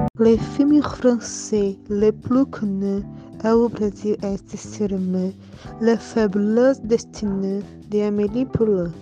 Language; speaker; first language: French; non-native, learner; Portuguese